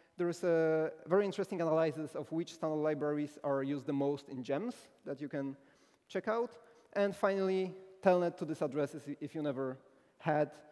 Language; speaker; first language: English; non-native, fluent; Polish